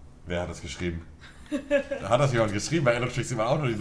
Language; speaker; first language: German; native; German